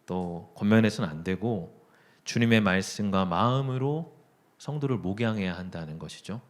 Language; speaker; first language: Korean; native; Korean